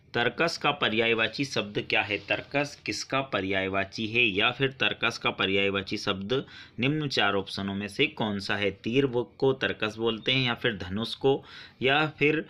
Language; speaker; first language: Hindi; native; Hindi